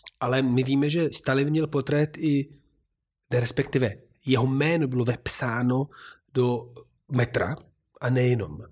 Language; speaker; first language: Czech; non-native, fluent; Italian